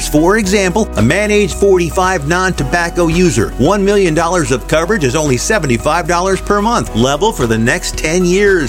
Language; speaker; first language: English; native; English